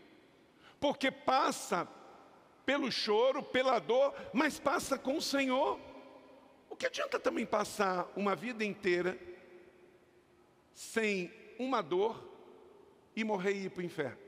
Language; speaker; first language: Portuguese; native; Portuguese